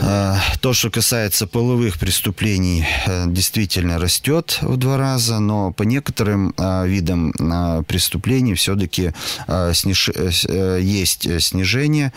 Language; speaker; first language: Russian; native; Russian